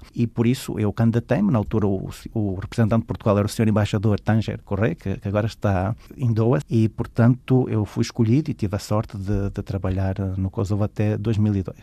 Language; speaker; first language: Portuguese; native; Portuguese